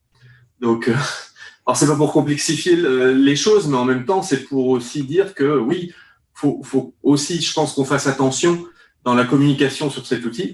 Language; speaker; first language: French; native; French